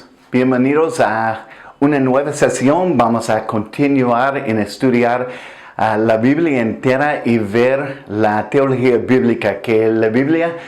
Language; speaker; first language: Spanish; non-native, fluent; English